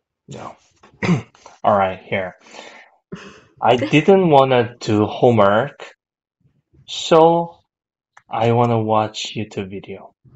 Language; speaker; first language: English; non-native, fluent; Korean